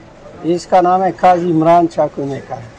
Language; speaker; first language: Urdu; non-native, local second language; Punjabi